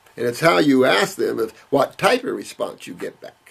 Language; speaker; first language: English; native; English